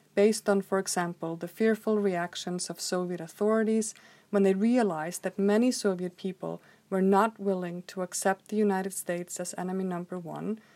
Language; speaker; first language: English; non-native, fluent; Icelandic